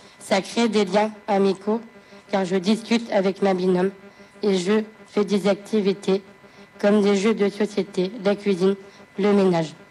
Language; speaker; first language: French; native; French